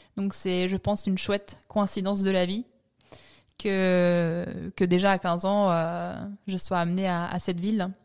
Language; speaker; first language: French; early bilingual, other home language; Italian